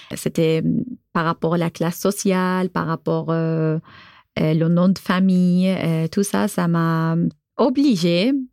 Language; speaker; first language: French; non-native, fluent; Arabic